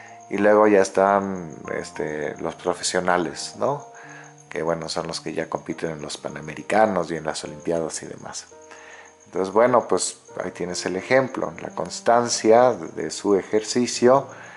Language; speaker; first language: Spanish; native; Spanish